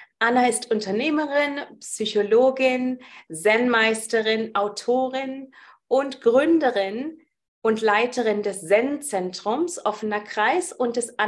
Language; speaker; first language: German; native; German